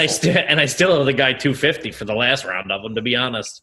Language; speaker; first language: English; native; English